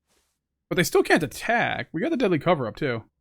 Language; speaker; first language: English; native; English